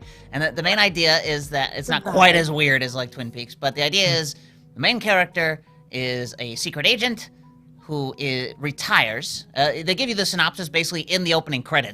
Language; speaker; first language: English; native; English